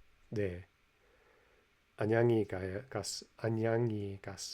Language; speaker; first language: Korean; non-native, learner; English